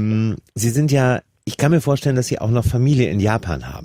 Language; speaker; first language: German; native; German